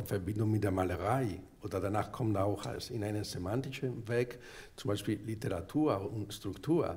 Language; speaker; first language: German; non-native, fluent; Spanish